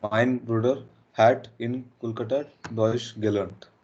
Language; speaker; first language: German; non-native, learner; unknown